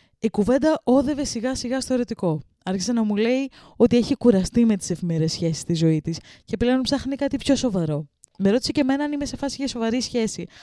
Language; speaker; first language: Greek; early bilingual, other home language; Russian